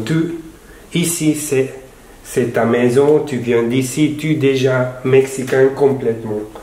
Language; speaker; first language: French; non-native, local second language; Spanish